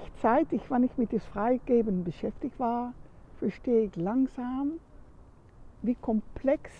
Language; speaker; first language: German; non-native, learner; Dutch